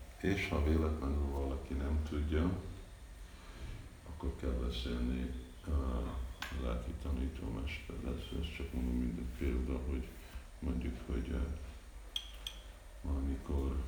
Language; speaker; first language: Hungarian; early bilingual, heritage; Hungarian